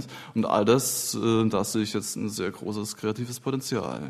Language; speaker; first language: German; native; German